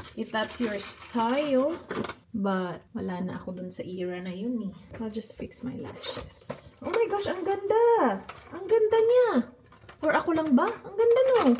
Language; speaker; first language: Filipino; native; Filipino